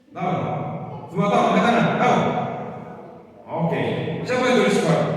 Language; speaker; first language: Indonesian; non-native, fluent; Korean